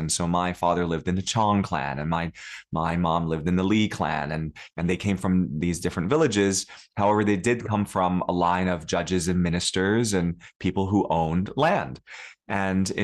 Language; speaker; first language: English; early bilingual, other home language; Cantonese